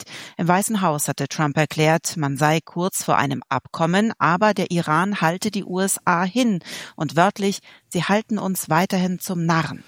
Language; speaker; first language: German; native; German